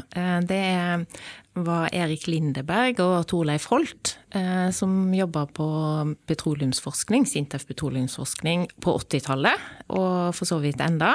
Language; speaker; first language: Norwegian; native; Norwegian